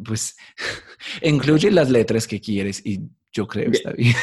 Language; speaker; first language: Spanish; non-native, fluent; English